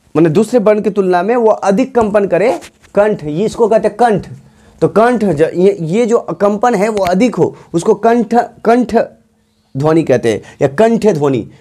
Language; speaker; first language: Hindi; non-native, local second language; Bangla